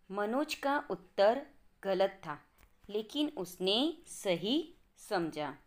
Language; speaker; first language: Hindi; non-native, local second language; Gujarati